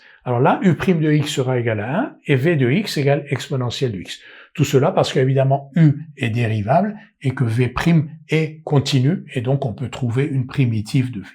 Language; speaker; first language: French; native; French